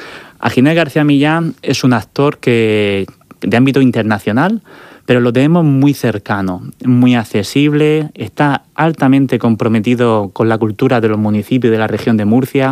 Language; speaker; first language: Spanish; native; Spanish